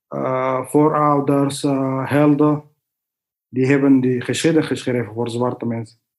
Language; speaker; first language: Dutch; non-native, learner; Arabic